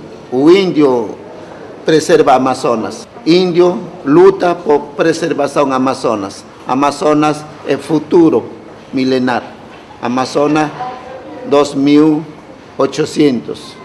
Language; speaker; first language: Portuguese; non-native, local second language; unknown